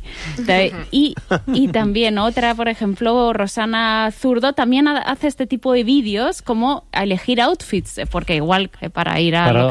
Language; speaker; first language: Spanish; native; Spanish